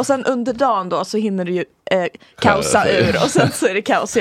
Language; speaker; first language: Swedish; native; Swedish